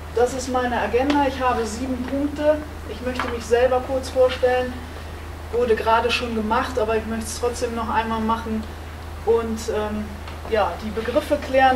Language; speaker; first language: German; native; German